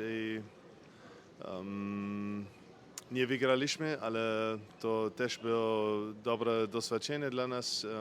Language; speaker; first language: Polish; non-native, fluent; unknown